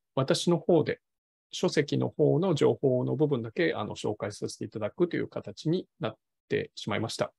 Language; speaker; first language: Japanese; native; Japanese